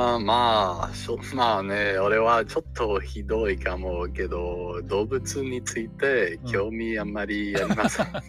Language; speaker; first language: Japanese; non-native, learner; English